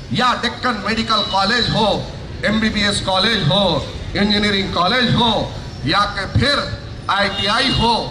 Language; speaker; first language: Urdu; native; Urdu